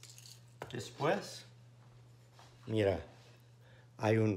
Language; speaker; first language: Spanish; non-native, fluent; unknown